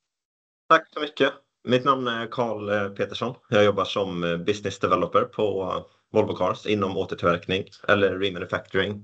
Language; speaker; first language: Swedish; native; Swedish